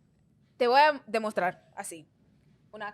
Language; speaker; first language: Spanish; non-native, fluent; English